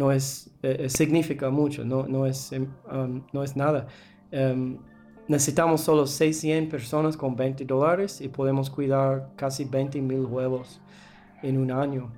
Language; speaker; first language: Spanish; non-native, learner; English